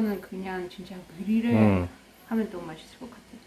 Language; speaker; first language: Korean; non-native, fluent; Russian